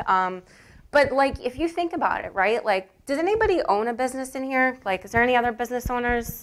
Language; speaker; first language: English; native; English